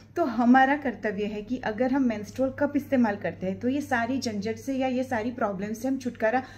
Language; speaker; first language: Hindi; non-native, local second language; Gujarati